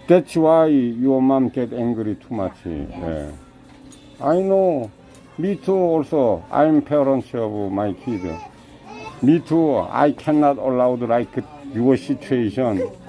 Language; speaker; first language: English; non-native, learner; Korean